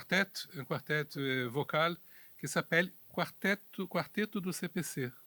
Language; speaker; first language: French; non-native, fluent; Portuguese